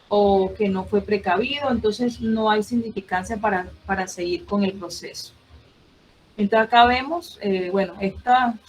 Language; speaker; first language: Spanish; native; Spanish